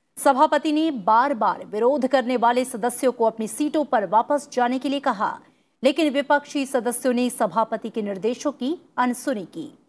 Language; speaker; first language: Hindi; native; Hindi